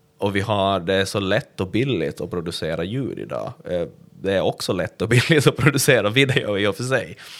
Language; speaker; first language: Swedish; native; Swedish